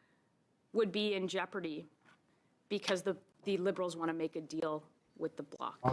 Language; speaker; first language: English; native; English